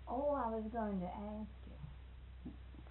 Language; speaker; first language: English; native; English